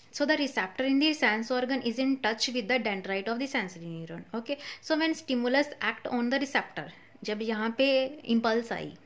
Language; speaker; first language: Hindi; non-native, local second language; Punjabi